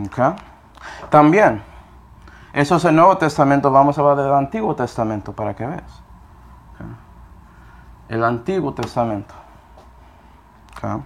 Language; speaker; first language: Spanish; non-native, fluent; English